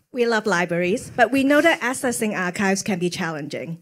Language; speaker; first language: English; non-native, local second language; Cantonese